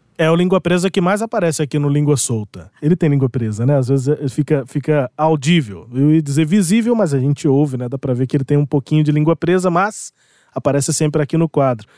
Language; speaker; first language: Portuguese; native; Portuguese